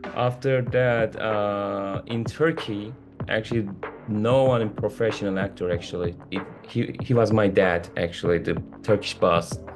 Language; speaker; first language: English; non-native, learner; Turkish